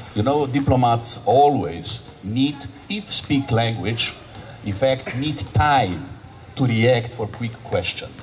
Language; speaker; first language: English; non-native, learner; Slovenian